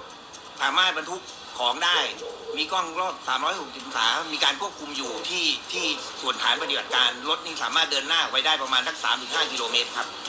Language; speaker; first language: Thai; native; Thai